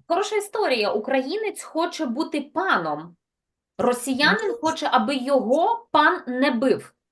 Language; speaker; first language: Ukrainian; native; Ukrainian